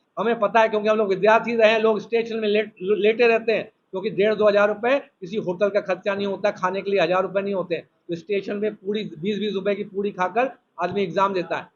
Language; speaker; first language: Hindi; native; Hindi